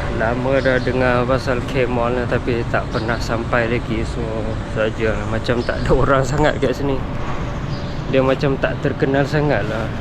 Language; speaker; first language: Malay; non-native, fluent; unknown